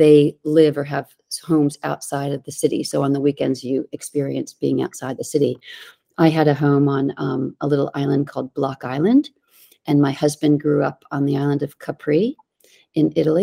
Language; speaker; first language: English; native; English